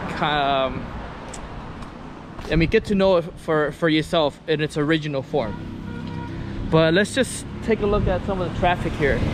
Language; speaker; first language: English; early bilingual, other home language; Vietnamese